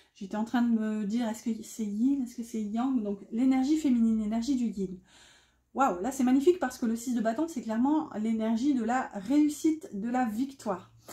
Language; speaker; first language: French; native; French